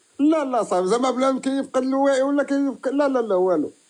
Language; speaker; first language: Arabic; native; Arabic